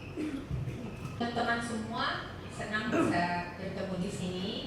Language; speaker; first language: Indonesian; native; Indonesian